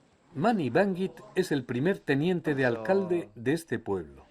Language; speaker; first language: Spanish; native; Spanish